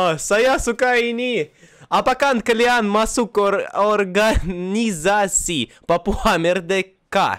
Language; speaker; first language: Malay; non-native, learner; Russian